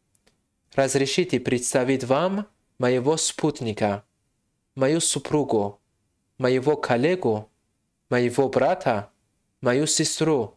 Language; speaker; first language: Russian; non-native, fluent; Tajik